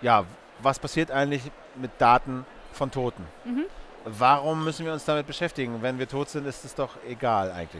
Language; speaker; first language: German; native; German